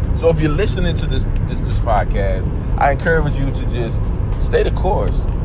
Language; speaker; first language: English; native; English